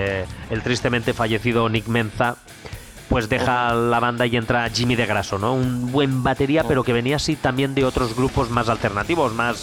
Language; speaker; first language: Spanish; native; Spanish